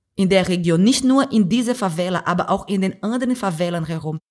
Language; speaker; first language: German; non-native, fluent; Portuguese